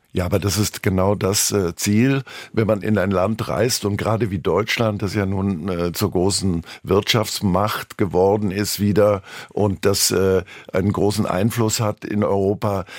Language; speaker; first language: German; native; German